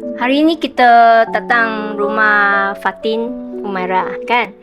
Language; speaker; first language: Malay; non-native, local second language; Chinese